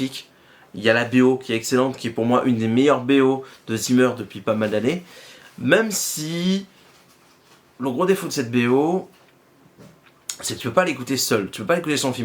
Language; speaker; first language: French; native; French